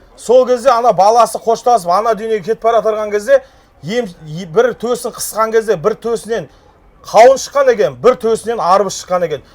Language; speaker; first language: Kazakh; native; Kazakh